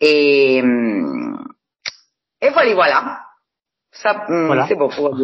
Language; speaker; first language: French; non-native, fluent; Spanish